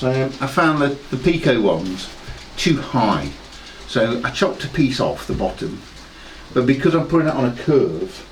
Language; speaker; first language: English; native; English